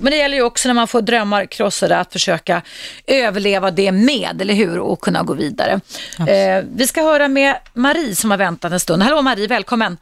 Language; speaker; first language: Swedish; native; Swedish